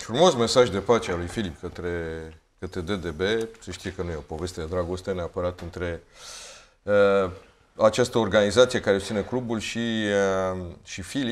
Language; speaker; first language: Romanian; native; Romanian